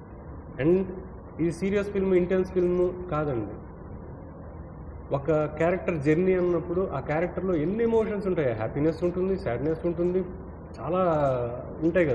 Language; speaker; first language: Telugu; native; Telugu